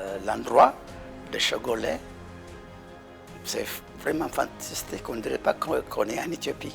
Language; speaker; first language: French; non-native, fluent; Amharic